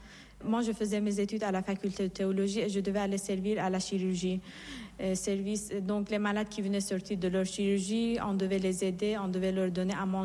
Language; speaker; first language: French; non-native, fluent; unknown